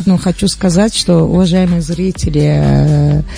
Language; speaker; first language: Russian; non-native, local second language; Tajik